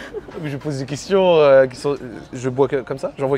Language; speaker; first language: French; native; French